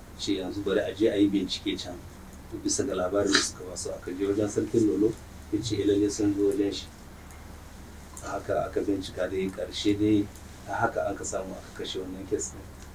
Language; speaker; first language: Hausa; non-native, local second language; Fula